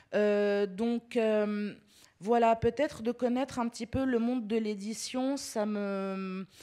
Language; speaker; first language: French; early bilingual, other home language; Arabic